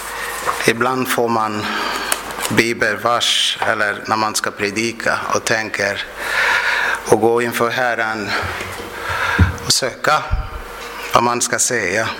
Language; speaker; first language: Swedish; non-native, fluent; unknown